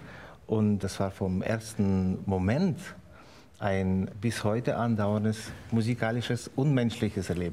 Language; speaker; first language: German; non-native, fluent; Ukrainian